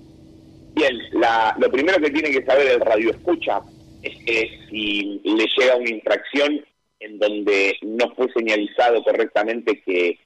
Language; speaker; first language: Spanish; native; Spanish